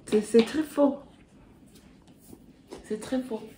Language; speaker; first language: French; non-native, learner; Korean